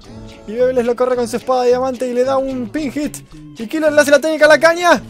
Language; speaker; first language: Spanish; native; Spanish